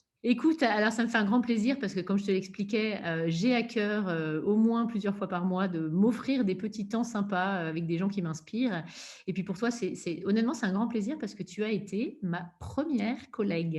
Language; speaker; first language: French; native; French